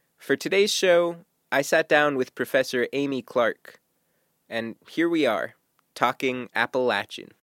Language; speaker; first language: English; native; English